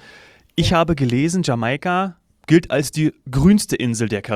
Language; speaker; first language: German; native; German